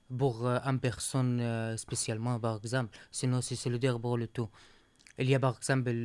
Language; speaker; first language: French; non-native, learner; Arabic